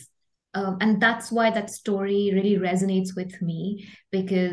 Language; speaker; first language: English; non-native, local second language; Hindi